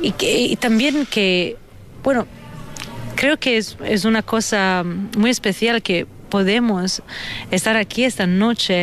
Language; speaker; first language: Spanish; non-native, fluent; Italian